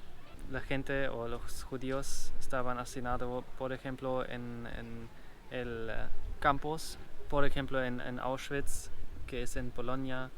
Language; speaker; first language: Spanish; non-native, learner; German